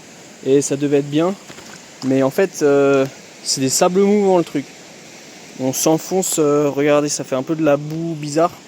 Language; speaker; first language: French; native; French